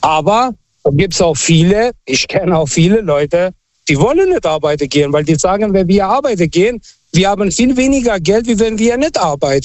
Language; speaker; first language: German; non-native, fluent; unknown